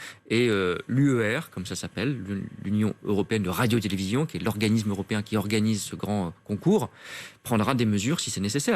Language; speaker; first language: French; native; French